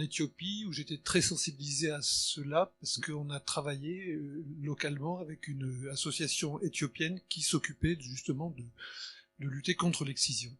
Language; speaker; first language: French; native; French